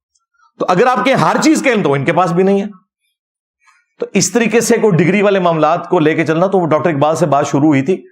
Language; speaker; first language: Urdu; non-native, local second language; Punjabi